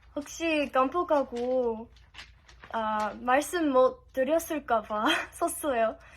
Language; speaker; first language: Korean; non-native, fluent; English